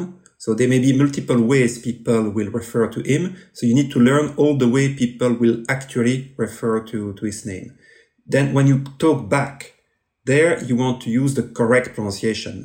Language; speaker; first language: English; non-native, fluent; French